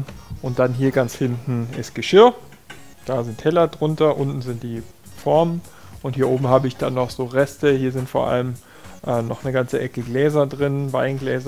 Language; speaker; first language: German; native; German